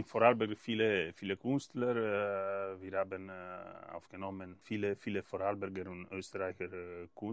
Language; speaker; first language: German; non-native, learner; Italian